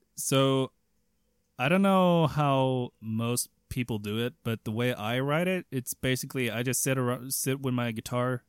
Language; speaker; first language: English; non-native, fluent; Swedish